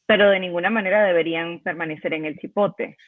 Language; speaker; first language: Spanish; native; Spanish